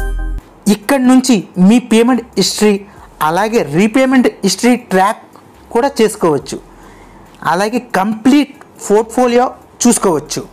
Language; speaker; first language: Telugu; native; Telugu